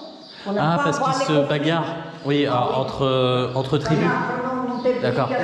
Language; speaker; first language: French; native; French